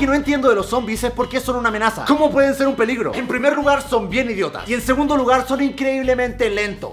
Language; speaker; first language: Spanish; native; Spanish